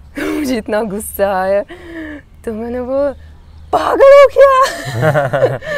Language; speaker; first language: Hindi; non-native, fluent; Russian